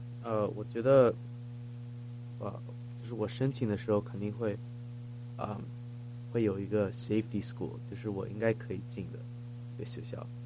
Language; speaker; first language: Chinese; early bilingual, heritage; Chinese